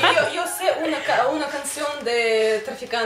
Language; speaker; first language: Spanish; non-native, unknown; Russian